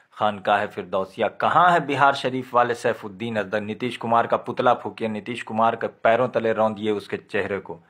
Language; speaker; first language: Urdu; native; Urdu